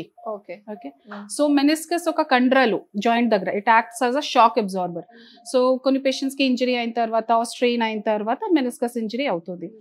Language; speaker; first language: Telugu; non-native, fluent; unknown